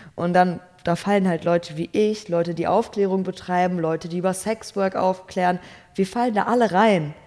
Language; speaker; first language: German; native; German